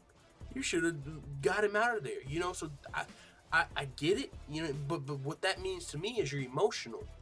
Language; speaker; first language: English; native; English